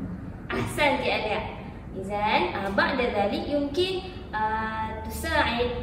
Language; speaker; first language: Arabic; non-native, learner; Malay